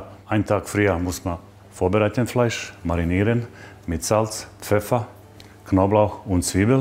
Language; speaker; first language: German; non-native, learner; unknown